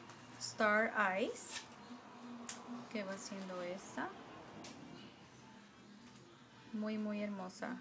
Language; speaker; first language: Spanish; early bilingual, heritage; Spanish